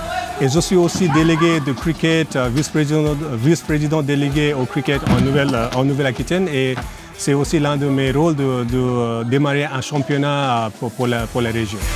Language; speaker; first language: French; non-native, fluent; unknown